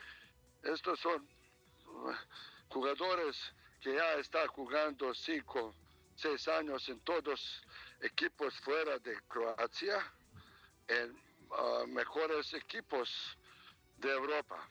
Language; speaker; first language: Spanish; non-native, learner; Serbian